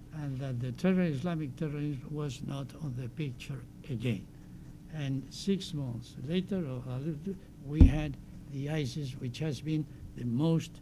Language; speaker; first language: English; non-native, fluent; Spanish